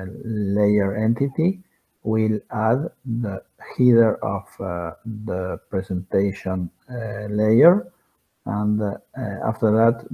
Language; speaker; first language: English; non-native, fluent; Spanish